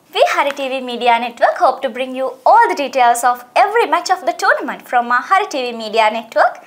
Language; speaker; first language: English; non-native, local second language; Sinhala